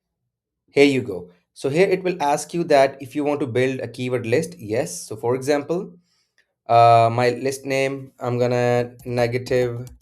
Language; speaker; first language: English; non-native, local second language; Urdu